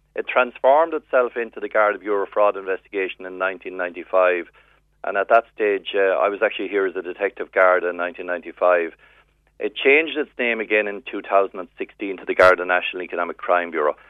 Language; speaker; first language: English; native; English